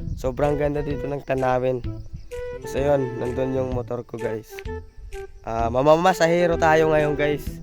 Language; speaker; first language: Filipino; non-native, local second language; Waray